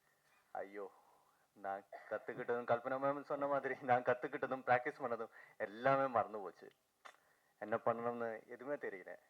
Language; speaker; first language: Tamil; non-native, fluent; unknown